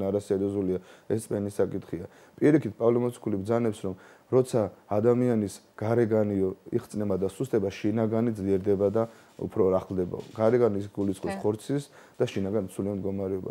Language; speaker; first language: Georgian; native; Georgian